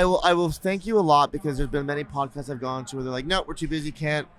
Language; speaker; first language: English; native; English